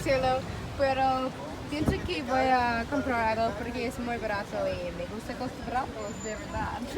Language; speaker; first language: Spanish; non-native, learner; English